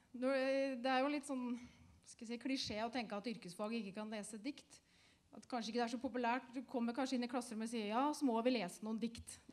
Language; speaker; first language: Norwegian; native; Norwegian